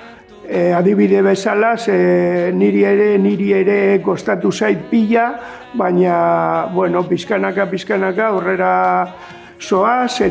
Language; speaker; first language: Basque; non-native, local second language; Spanish